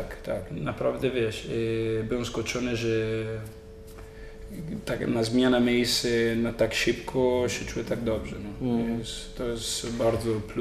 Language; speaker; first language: Polish; non-native, learner; Italian